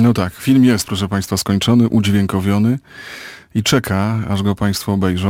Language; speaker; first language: Polish; native; Polish